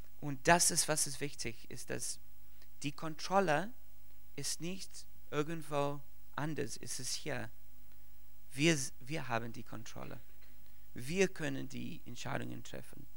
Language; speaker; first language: German; non-native, fluent; English